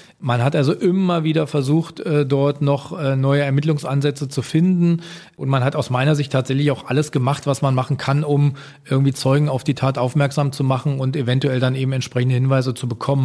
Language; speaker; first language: German; native; German